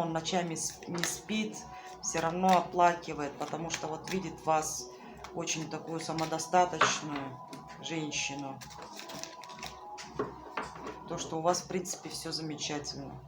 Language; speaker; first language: Russian; native; Russian